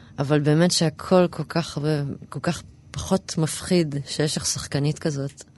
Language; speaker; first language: Hebrew; early bilingual, other home language; English